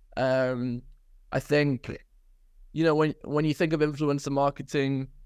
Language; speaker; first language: English; native; English